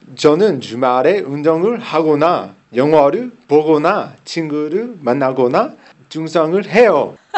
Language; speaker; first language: Korean; non-native, learner; English